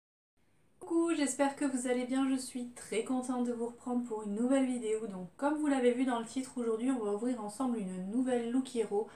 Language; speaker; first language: French; native; French